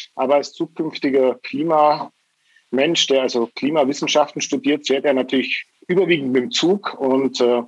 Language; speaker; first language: German; native; German